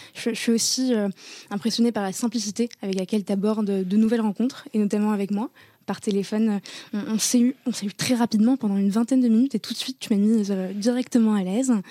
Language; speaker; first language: French; native; French